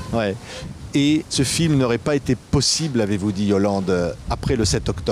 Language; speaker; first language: French; native; French